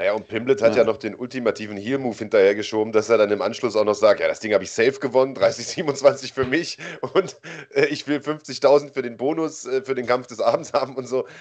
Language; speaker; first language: German; native; German